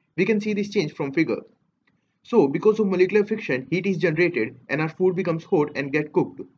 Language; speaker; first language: English; non-native, local second language; Hindi